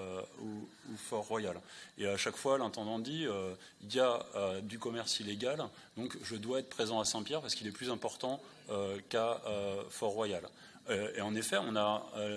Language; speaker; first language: French; native; French